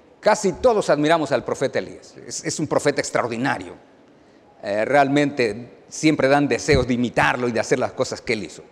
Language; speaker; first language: Spanish; native; Spanish